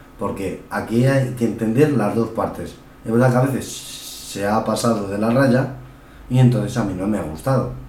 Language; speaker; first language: Spanish; early bilingual, other home language; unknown